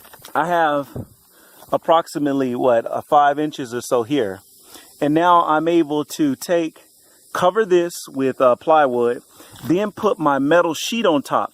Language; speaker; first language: English; native; English